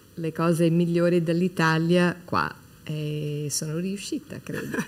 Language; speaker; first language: Italian; non-native, fluent; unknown